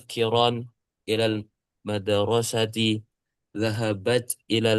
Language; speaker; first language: Arabic; non-native, learner; Indonesian